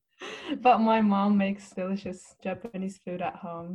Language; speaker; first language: English; non-native, fluent; Japanese